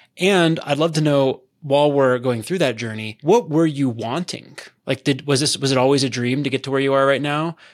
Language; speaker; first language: English; native; English